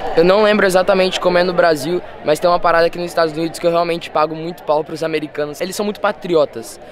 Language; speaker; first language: Portuguese; early bilingual, heritage; Portuguese